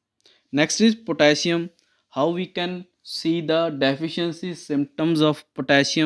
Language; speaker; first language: English; non-native, local second language; Punjabi